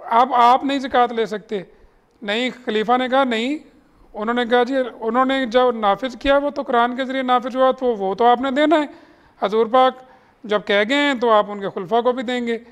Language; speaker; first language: Urdu; native; Urdu